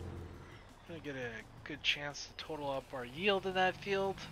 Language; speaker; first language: English; native; English